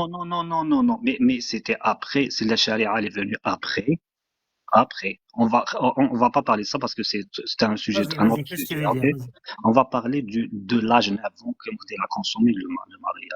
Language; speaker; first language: French; non-native, local second language; Arabic